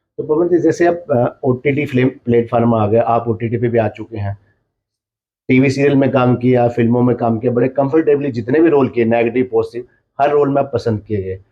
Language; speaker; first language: Hindi; native; Hindi